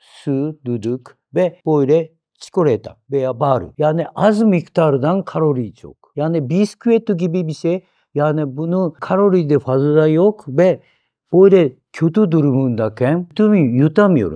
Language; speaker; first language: Turkish; non-native, fluent; Japanese